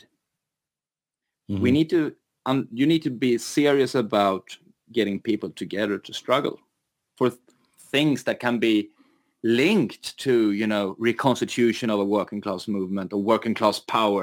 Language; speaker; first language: English; non-native, fluent; Swedish